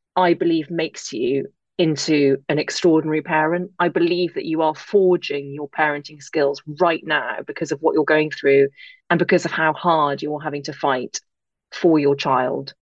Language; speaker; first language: English; native; English